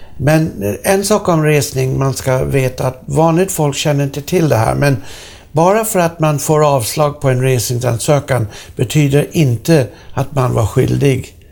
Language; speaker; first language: Swedish; non-native, fluent; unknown